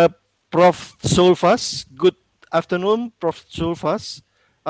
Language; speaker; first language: English; non-native, learner; Indonesian